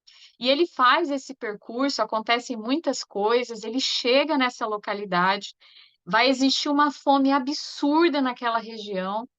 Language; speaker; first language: Portuguese; native; Portuguese